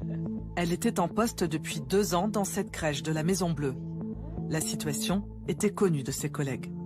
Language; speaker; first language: French; native; French